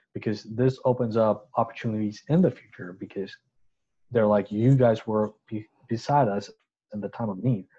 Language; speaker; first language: English; non-native, local second language; Bangla